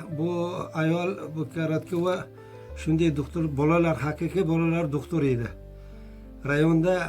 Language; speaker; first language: Uzbek; native; Uzbek